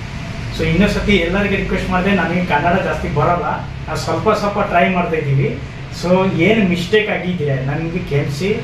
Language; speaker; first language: Kannada; non-native, local second language; Odia